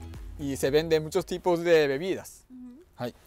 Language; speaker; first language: Spanish; non-native, fluent; Japanese